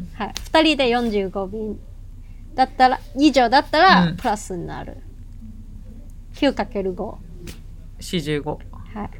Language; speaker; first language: Japanese; non-native, fluent; Cantonese